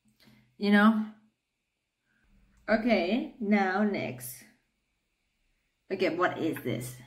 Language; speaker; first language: English; non-native, learner; Thai